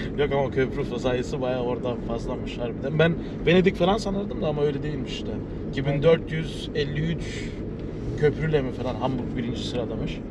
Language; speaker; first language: Turkish; early bilingual, heritage; Turkish